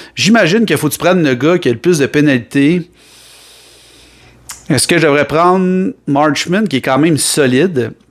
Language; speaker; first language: French; native; French